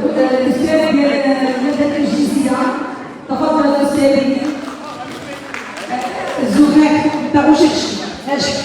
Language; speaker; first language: Arabic; native; Arabic